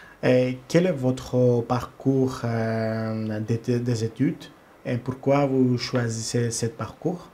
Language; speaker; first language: French; non-native, learner; Greek